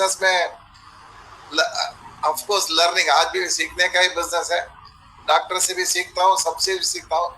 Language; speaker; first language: Hindi; non-native, local second language; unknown